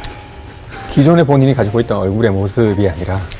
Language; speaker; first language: Korean; native; Korean